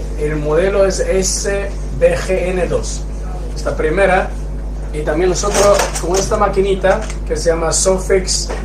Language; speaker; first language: Spanish; non-native, fluent; Chinese